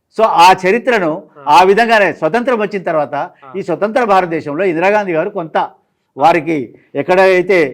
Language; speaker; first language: Telugu; non-native, local second language; Lambadi